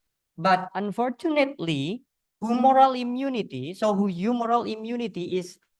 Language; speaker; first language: English; non-native, learner; Indonesian